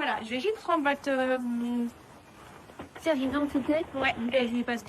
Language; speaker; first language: French; native; French